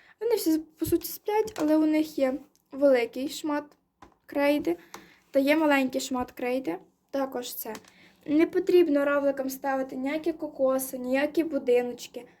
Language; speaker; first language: Ukrainian; non-native, local second language; Russian